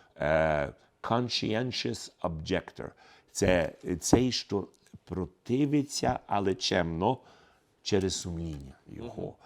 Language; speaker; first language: Ukrainian; early bilingual, heritage; Ukrainian